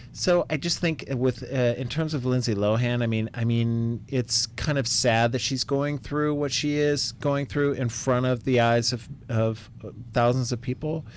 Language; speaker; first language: English; native; English